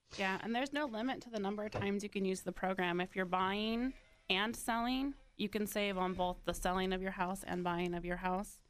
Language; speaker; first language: English; native; English